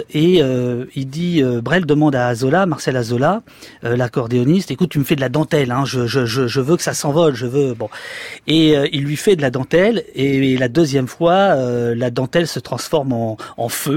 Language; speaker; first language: French; native; French